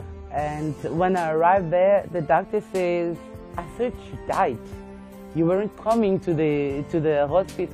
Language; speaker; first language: English; non-native, local second language; Morisyen